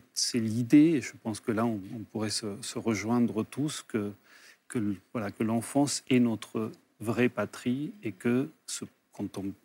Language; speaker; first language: French; early bilingual, other home language; Spanish